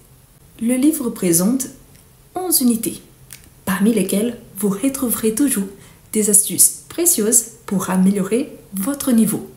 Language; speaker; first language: French; native; French